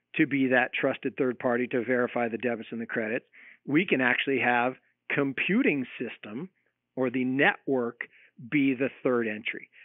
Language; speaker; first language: English; native; English